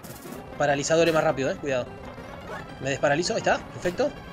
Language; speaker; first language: Spanish; native; Spanish